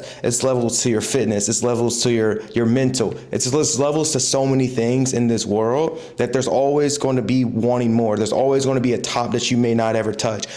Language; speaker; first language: English; native; English